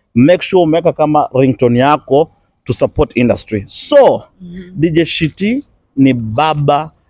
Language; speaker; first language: Swahili; native; Swahili